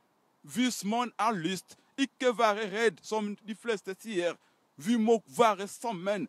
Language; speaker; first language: Norwegian; non-native, fluent; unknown